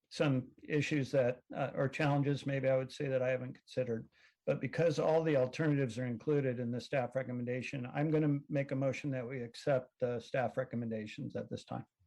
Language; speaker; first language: English; native; English